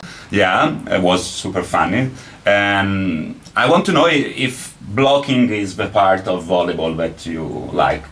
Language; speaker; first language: English; non-native, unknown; Italian